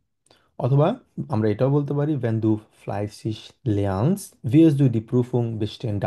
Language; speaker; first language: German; non-native, fluent; Bangla